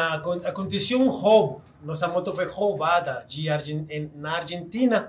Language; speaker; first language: Portuguese; non-native, fluent; Spanish